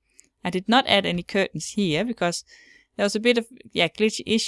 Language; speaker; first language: English; non-native, fluent; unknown